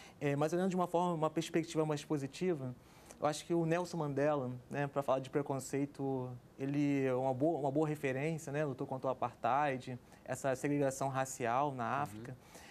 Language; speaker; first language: Portuguese; native; Portuguese